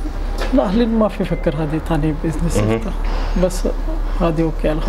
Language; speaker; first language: Arabic; non-native, learner; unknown